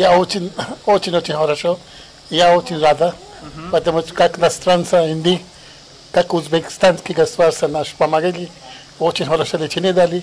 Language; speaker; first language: Russian; non-native, learner; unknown